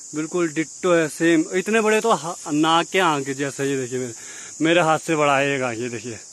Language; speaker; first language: Hindi; native; Hindi